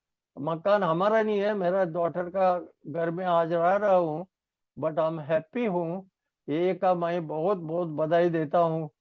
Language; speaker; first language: Hindi; non-native, local second language; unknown